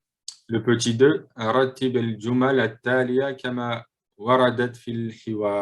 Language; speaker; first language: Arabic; non-native, fluent; French